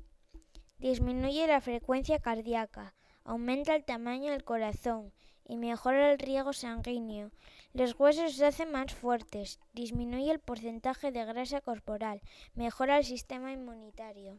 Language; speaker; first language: Spanish; native; Spanish